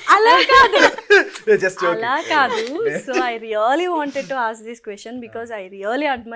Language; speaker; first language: Telugu; native; Telugu